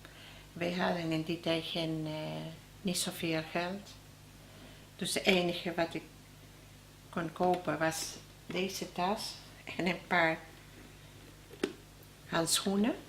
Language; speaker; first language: Dutch; non-native, learner; Spanish